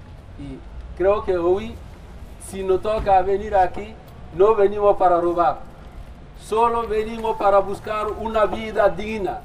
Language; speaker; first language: Spanish; non-native, fluent; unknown